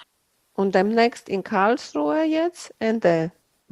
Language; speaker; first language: German; non-native, fluent; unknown